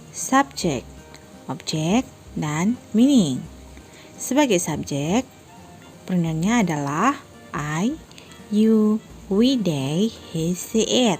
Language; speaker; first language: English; non-native, fluent; Indonesian